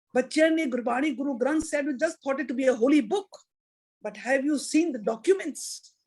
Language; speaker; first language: English; non-native, local second language; Punjabi